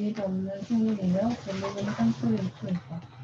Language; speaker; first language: Korean; native; Korean